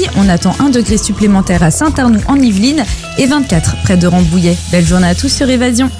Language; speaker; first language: French; native; French